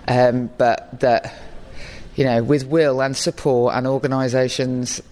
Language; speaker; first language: English; native; English